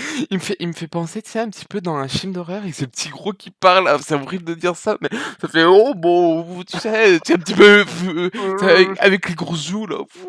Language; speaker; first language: French; native; French